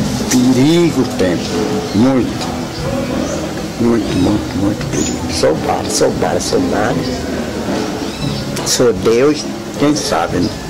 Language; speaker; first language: Portuguese; non-native, local second language; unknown